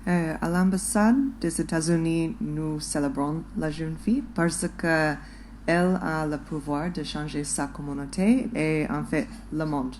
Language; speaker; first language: French; non-native, fluent; English